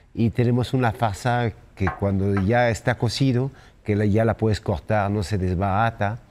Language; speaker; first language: Spanish; non-native, fluent; French